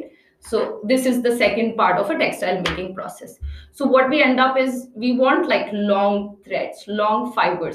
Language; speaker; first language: English; non-native, local second language; Hindi